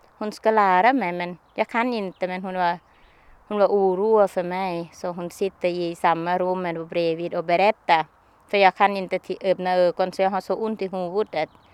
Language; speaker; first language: Swedish; non-native, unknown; Thai